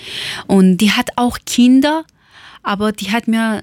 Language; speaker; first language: German; non-native, learner; Persian